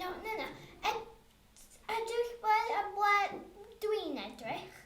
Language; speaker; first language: Welsh; non-native, local second language; English